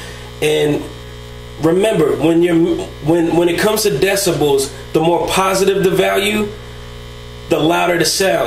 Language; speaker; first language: English; native; English